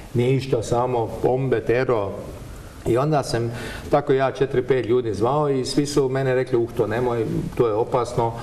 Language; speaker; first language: Croatian; early bilingual, heritage; Croatian